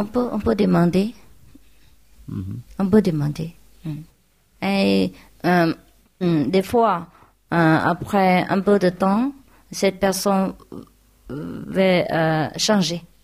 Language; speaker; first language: French; non-native, learner; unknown